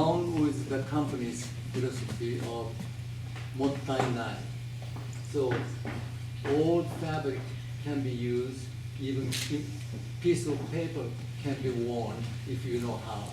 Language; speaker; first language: English; non-native, fluent; Japanese